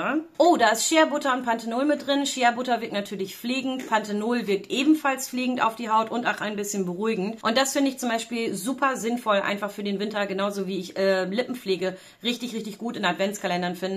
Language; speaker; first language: German; native; German